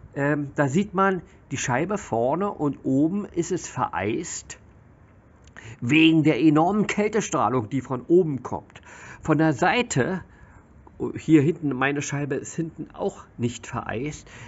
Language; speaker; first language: German; native; German